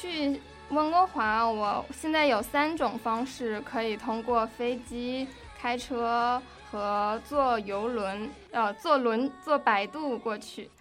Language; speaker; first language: Chinese; native; Chinese